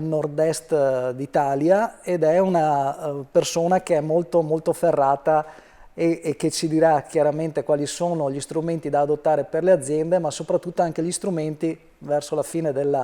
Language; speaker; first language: Italian; native; Italian